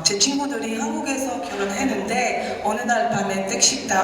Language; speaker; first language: Korean; non-native, learner; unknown